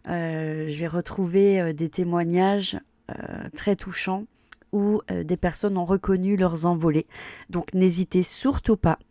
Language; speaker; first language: French; native; French